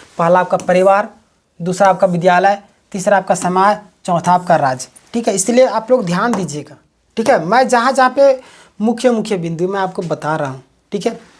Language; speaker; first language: Hindi; native; Hindi